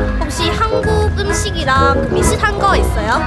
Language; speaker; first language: Korean; non-native, learner; Vietnamese